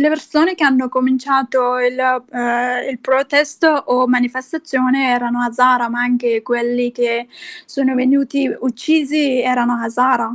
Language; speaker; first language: Italian; non-native, fluent; Persian